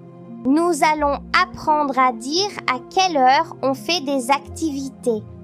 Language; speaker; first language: French; non-native, local second language; Arabic